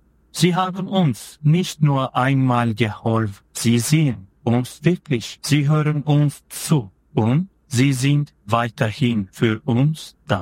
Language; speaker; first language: German; non-native, fluent; Turkish